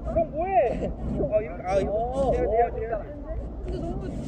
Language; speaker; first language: Korean; non-native, learner; Telugu